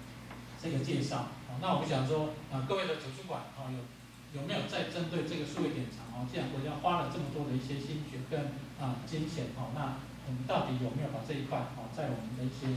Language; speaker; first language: Chinese; native; Chinese